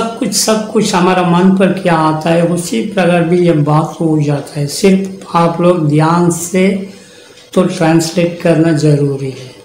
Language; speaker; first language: Hindi; non-native, local second language; Tamil